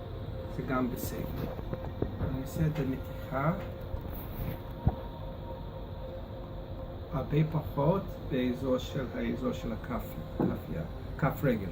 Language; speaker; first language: Hebrew; non-native, fluent; English